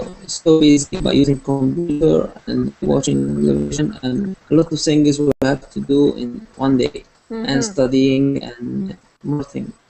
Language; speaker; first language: English; non-native, learner; Arabic